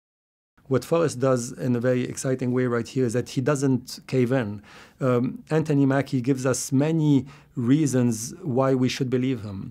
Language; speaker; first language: English; non-native, fluent; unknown